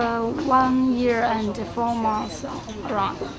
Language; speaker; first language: English; non-native, learner; Chinese